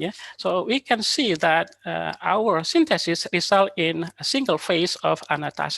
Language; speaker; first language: English; non-native, fluent; Indonesian